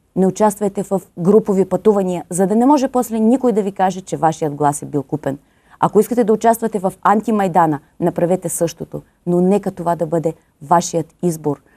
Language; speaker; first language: Bulgarian; native; Bulgarian